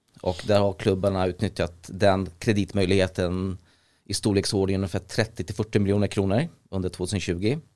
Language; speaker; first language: Swedish; early bilingual, other home language; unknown